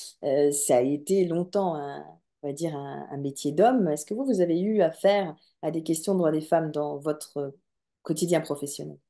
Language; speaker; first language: French; native; French